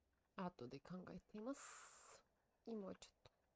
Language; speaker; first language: Japanese; non-native, learner; Russian